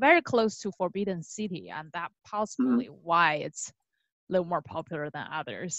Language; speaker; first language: English; non-native, fluent; Chinese